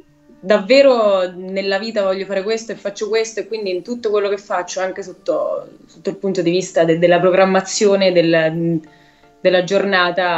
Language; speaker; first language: Italian; native; Italian